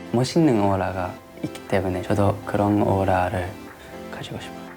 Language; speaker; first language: Korean; non-native, learner; Japanese